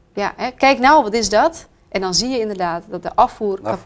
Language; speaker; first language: Dutch; native; Dutch